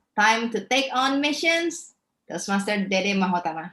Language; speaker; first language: English; non-native, fluent; Dutch